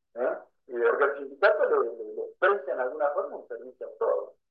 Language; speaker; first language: Spanish; native; Spanish